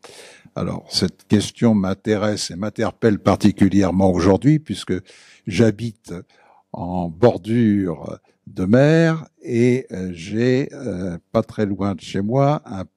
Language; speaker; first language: French; native; French